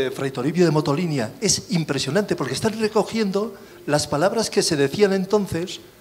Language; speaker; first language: Spanish; native; Spanish